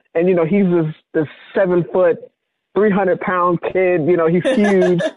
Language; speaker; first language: English; native; English